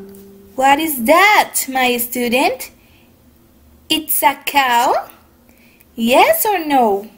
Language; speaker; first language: English; non-native, fluent; Spanish